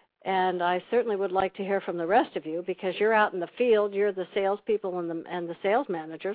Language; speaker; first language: English; native; English